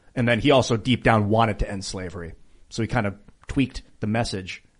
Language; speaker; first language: English; early bilingual, other home language; German